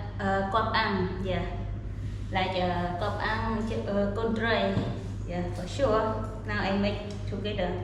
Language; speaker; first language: English; non-native, learner; Khmer